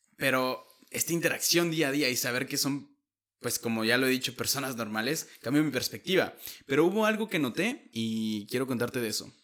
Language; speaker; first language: Spanish; native; Spanish